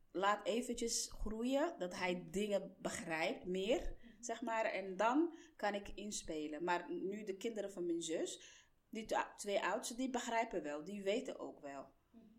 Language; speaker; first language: Dutch; non-native, fluent; Somali